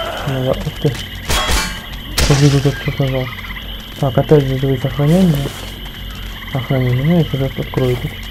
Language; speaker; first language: Russian; native; Russian